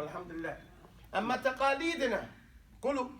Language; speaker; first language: Arabic; non-native, fluent; English